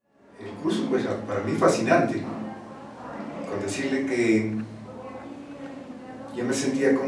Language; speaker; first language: Spanish; native; Spanish